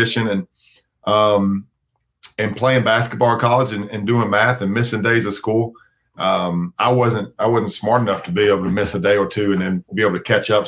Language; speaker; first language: English; native; English